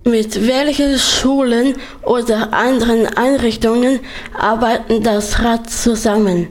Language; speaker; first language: German; non-native, learner; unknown